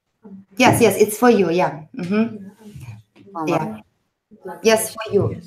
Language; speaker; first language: English; non-native, fluent; Uzbek